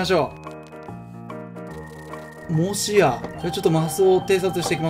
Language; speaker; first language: Japanese; native; Japanese